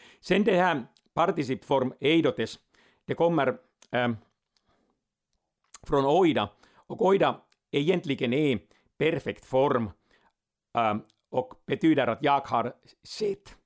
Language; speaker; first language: Swedish; non-native, local second language; Finnish